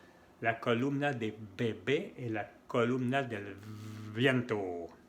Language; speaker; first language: Spanish; non-native, fluent; French